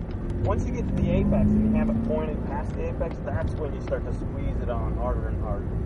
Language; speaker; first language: English; native; English